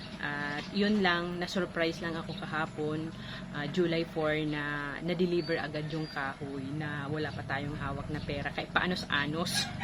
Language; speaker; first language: Filipino; non-native, local second language; Bikol